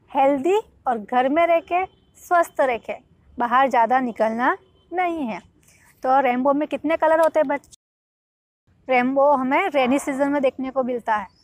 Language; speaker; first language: Hindi; non-native, local second language; Gujarati